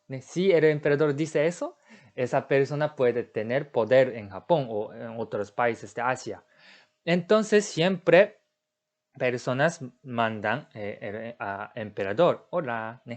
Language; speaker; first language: Spanish; non-native, learner; Japanese